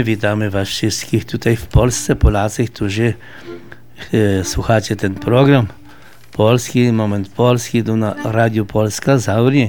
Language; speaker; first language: Polish; early bilingual, heritage; Polish